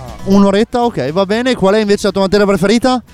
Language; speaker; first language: Italian; native; Italian